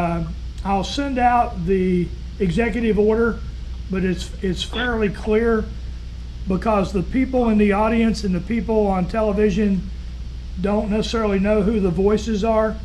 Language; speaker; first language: English; native; English